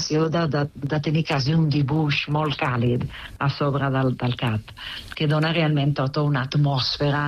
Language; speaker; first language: Catalan; non-native, fluent; Italian